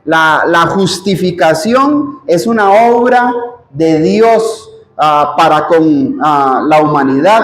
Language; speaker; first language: Spanish; native; Spanish